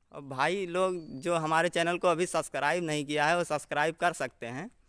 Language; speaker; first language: Hindi; native; Hindi